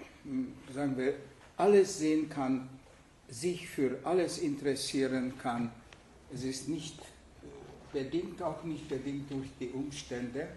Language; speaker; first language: German; non-native, fluent; Hungarian